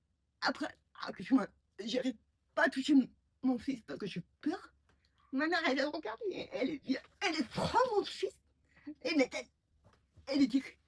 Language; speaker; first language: French; non-native, learner; Mongolian